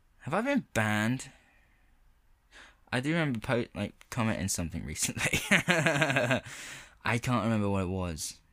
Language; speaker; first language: English; native; English